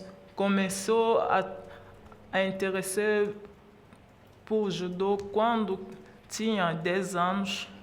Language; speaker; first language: Portuguese; non-native, learner; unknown